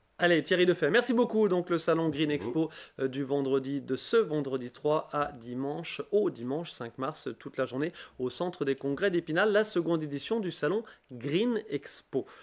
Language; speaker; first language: French; native; French